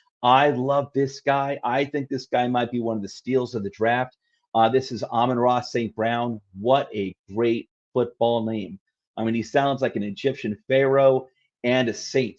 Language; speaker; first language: English; native; English